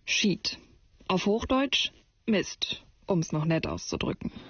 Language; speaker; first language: German; native; German